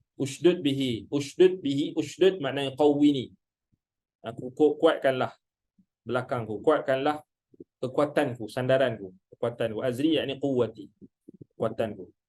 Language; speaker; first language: Malay; native; Malay